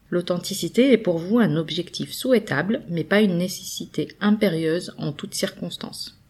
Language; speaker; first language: French; native; French